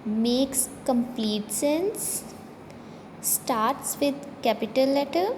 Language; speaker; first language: English; non-native, local second language; Punjabi